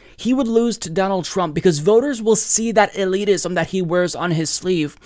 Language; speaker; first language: English; native; English